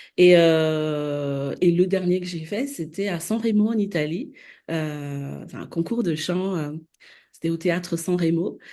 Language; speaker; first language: French; non-native, local second language; Malagasy